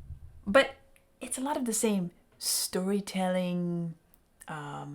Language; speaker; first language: English; native; English